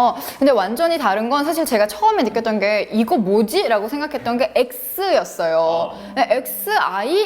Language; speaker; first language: Korean; native; Korean